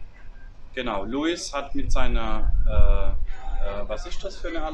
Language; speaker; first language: German; native; German